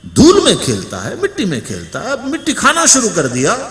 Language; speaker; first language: Hindi; non-native, local second language; Gujarati